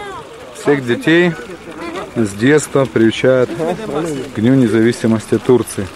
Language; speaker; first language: Russian; native; Russian